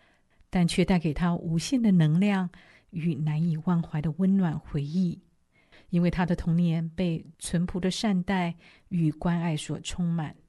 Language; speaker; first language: Chinese; native; Chinese